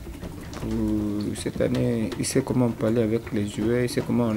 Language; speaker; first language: French; non-native, learner; English